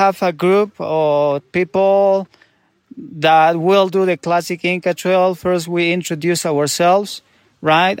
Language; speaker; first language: English; non-native, fluent; Spanish